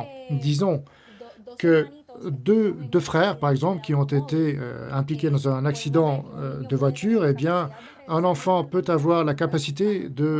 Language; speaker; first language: French; native; French